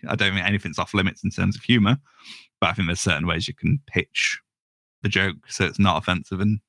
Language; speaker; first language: English; native; English